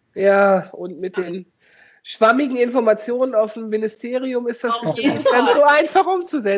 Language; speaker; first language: German; native; German